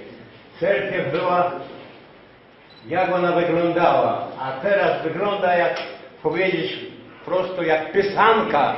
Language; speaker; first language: Polish; non-native, local second language; Rusyn